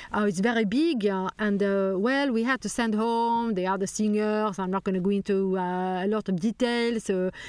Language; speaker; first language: English; non-native, fluent; Swedish